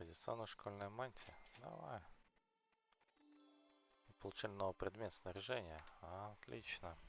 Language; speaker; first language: Russian; native; Russian